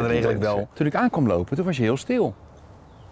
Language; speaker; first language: Dutch; native; Dutch